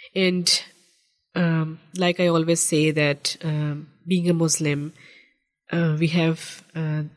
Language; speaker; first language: English; non-native, local second language; Urdu